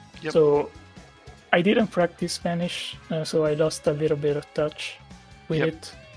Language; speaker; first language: English; non-native, fluent; Italian